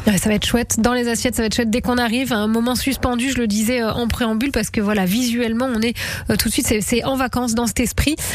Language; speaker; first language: French; native; French